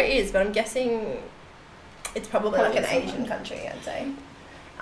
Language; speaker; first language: English; native; English